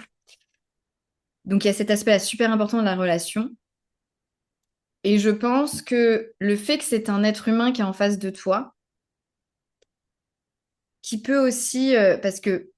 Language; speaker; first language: French; native; French